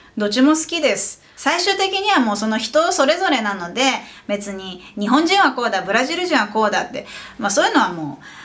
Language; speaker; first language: Japanese; native; Japanese